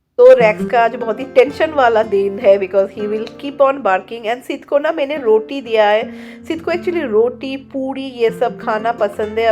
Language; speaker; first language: Hindi; non-native, local second language; Bangla